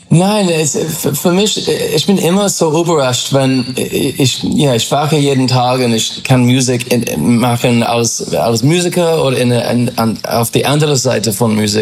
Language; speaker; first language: German; non-native, fluent; English